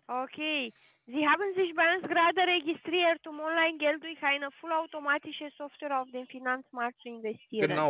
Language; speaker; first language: German; non-native, learner; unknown